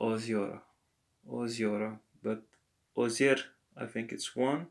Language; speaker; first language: Russian; non-native, learner; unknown